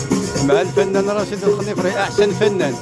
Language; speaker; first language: Arabic; native; Arabic